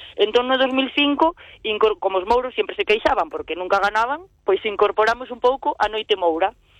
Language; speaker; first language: Galician; native; Galician